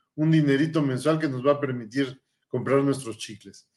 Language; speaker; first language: Spanish; native; Spanish